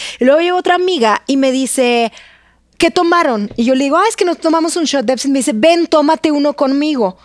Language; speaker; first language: Spanish; non-native, fluent; Russian